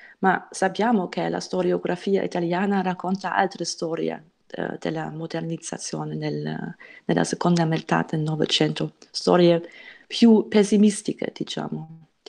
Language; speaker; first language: Italian; non-native, fluent; German